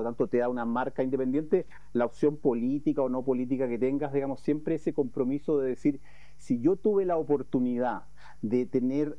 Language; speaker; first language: Spanish; native; Spanish